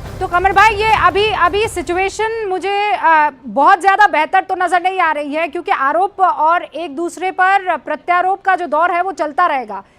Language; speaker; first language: Hindi; native; Hindi